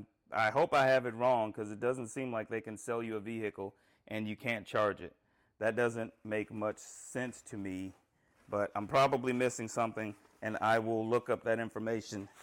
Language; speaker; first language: English; native; English